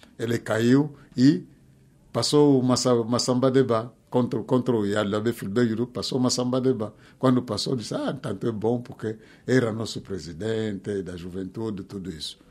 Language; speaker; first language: Portuguese; non-native, fluent; Kongo